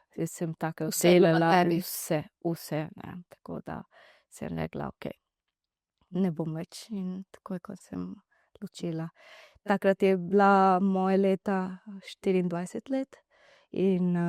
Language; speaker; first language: Slovenian; non-native, learner; Divehi